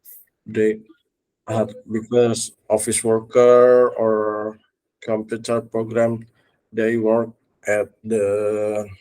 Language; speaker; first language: English; non-native, learner; Indonesian